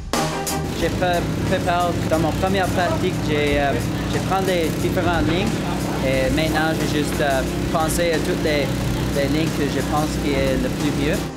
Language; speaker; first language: French; non-native, local second language; English